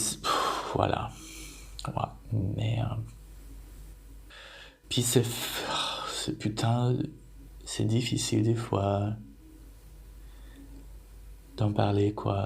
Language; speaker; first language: French; non-native, fluent; Polish